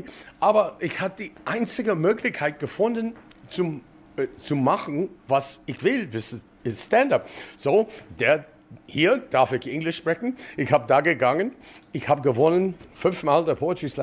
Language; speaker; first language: German; non-native, fluent; English